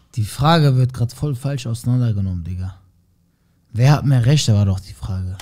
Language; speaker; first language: German; early bilingual, other home language; Turkish